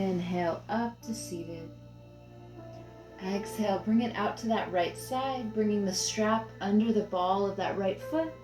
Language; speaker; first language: English; native; English